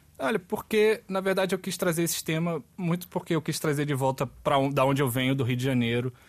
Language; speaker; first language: Portuguese; native; Portuguese